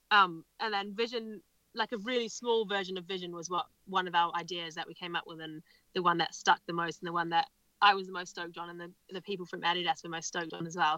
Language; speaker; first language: English; native; English